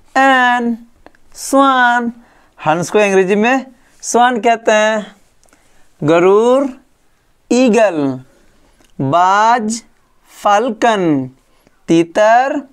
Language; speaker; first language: Hindi; native; Hindi